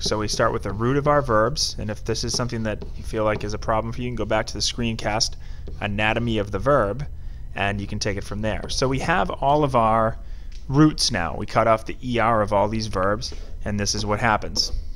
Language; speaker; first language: English; native; English